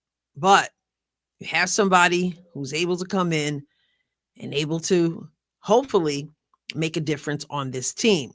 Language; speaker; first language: English; native; English